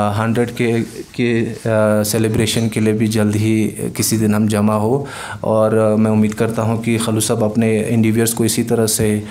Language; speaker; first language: Hindi; non-native, local second language; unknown